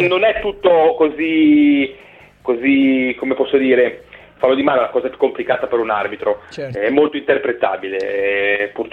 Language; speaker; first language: Italian; native; Italian